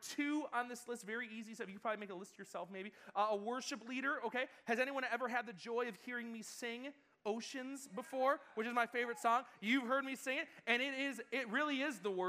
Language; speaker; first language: English; native; English